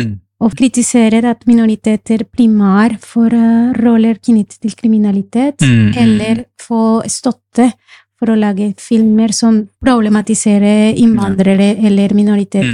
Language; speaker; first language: Norwegian; non-native, fluent; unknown